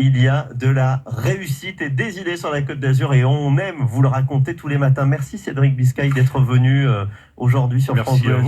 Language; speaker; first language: French; native; French